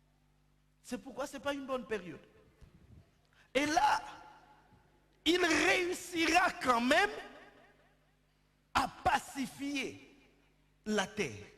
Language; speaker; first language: French; non-native, local second language; Lingala